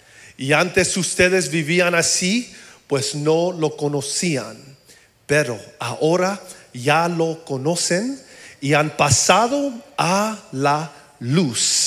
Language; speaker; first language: Spanish; early bilingual, heritage; English